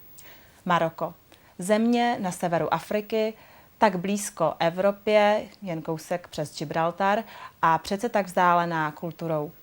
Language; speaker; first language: Czech; native; Czech